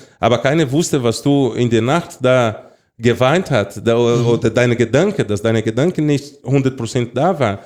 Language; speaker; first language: German; non-native, fluent; Portuguese